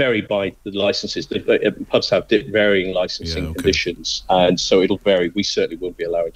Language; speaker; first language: English; native; English